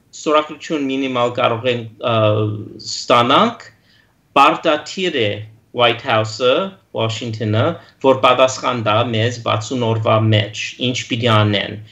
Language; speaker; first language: Armenian; early bilingual, heritage; Armenian